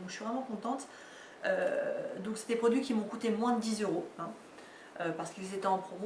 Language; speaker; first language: French; native; French